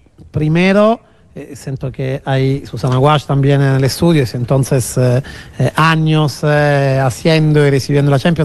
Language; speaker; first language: Spanish; non-native, fluent; Italian